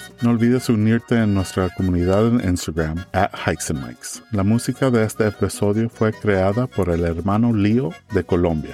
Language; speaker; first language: Spanish; early bilingual, heritage; English